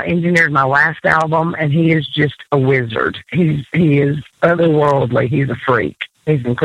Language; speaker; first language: English; native; English